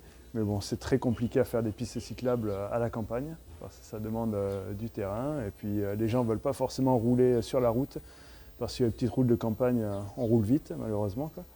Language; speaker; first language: French; native; French